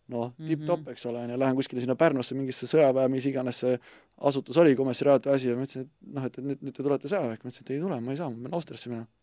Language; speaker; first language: Estonian; native; Estonian